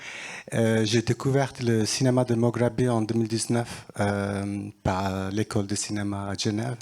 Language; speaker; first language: French; non-native, learner; Kurdish